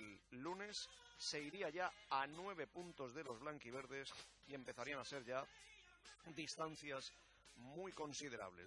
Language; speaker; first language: Spanish; native; Spanish